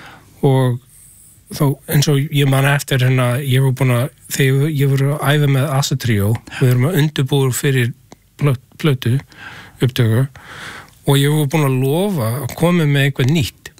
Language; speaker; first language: Icelandic; non-native, learner; English